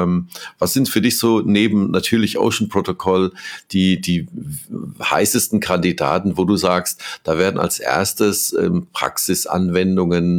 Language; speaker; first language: German; native; German